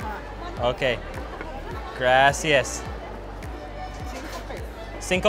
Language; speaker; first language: Spanish; non-native, learner; English